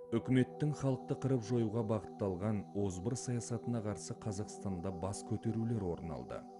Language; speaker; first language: Kazakh; native; Kazakh